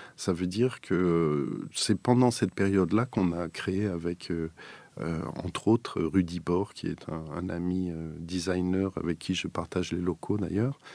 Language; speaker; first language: French; native; French